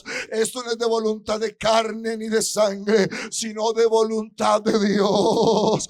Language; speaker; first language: Spanish; native; Spanish